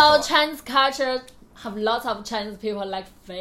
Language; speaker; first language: English; non-native, learner; Chinese